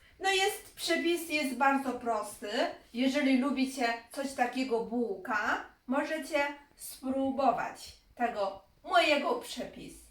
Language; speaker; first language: Polish; non-native, learner; Chinese